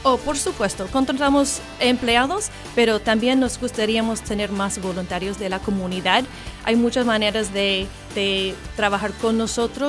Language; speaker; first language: Spanish; non-native, fluent; English